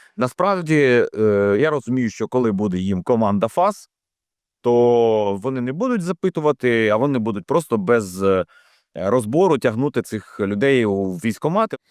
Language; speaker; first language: Ukrainian; native; Ukrainian